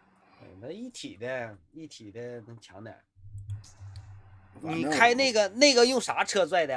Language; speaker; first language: Chinese; native; Chinese